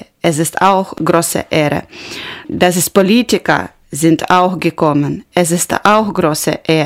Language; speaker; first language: German; non-native, learner; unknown